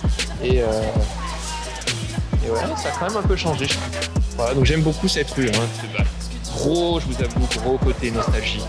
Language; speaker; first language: French; native; French